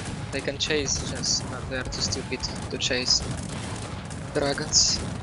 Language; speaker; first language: English; non-native, fluent; Polish